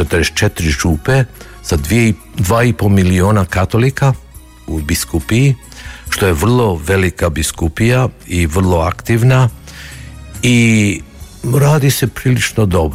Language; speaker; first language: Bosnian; early bilingual, heritage; Croatian